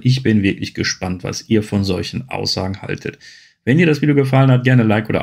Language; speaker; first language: German; native; German